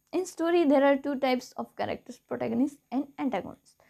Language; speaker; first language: English; non-native, local second language; Gujarati